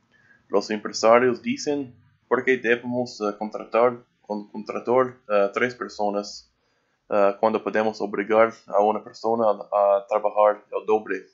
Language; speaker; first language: Spanish; non-native, learner; English